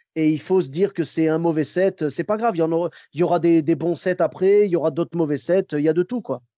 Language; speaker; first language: French; early bilingual, other home language; Arabic